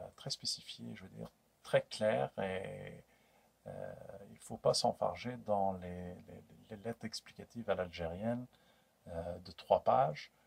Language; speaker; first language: French; non-native, local second language; Kabyle